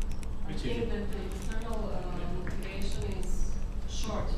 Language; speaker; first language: English; non-native, fluent; Serbian